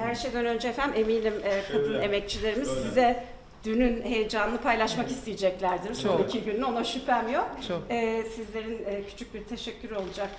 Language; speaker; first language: Turkish; native; Turkish